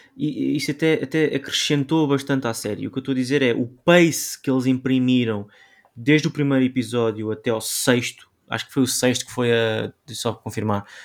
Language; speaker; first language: Portuguese; native; Portuguese